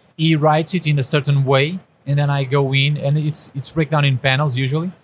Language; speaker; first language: English; non-native, fluent; Portuguese